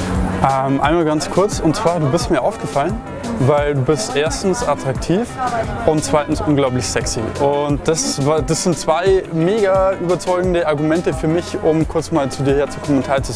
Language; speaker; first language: German; native; German